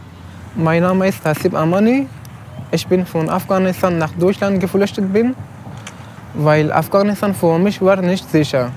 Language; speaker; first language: German; non-native, learner; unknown